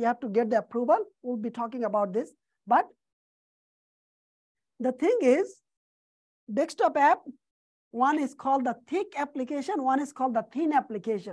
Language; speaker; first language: English; non-native, fluent; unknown